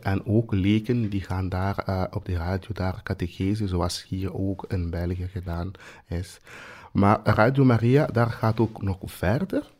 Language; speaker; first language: Dutch; non-native, fluent; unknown